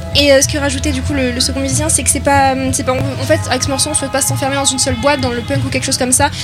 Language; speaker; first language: French; native; French